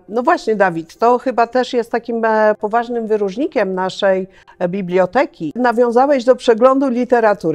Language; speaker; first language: Polish; native; Polish